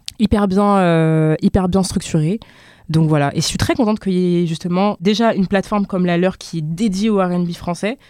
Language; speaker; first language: French; early bilingual, other home language; Lingala